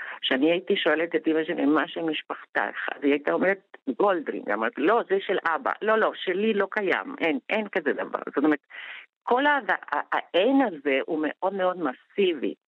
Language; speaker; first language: Hebrew; non-native, fluent; Spanish